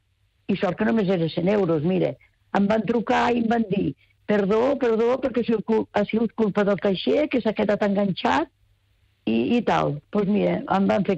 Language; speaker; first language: Catalan; native; Catalan